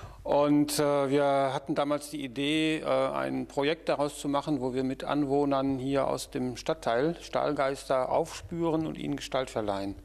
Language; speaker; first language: German; native; German